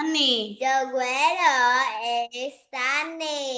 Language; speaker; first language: English; non-native, learner; Vietnamese